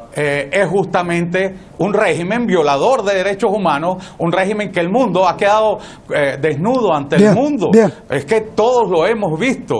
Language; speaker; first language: Spanish; native; Spanish